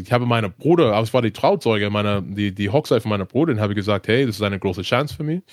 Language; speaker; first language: German; non-native, learner; English